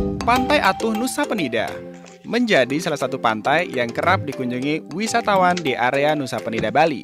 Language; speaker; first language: Indonesian; native; Indonesian